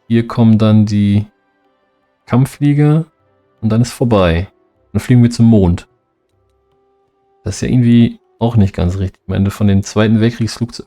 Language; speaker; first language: German; native; German